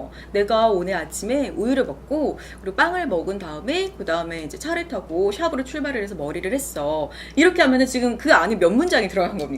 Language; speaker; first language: Korean; native; Korean